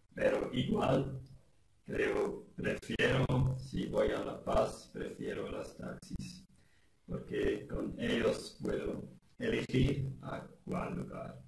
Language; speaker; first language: Spanish; non-native, learner; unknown